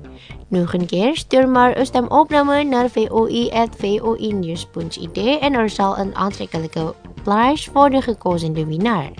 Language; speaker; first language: Dutch; non-native, learner; Indonesian